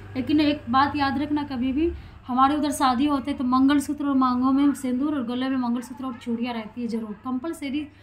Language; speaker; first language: Hindi; native; Hindi